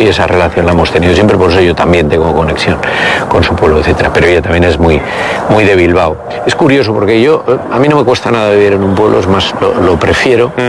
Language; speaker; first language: Spanish; native; Spanish